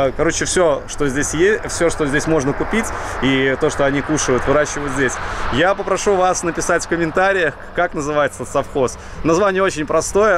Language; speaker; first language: Russian; native; Russian